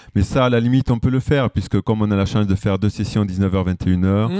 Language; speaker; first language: French; native; French